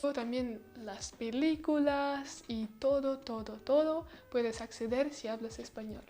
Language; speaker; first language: Spanish; non-native, learner; Russian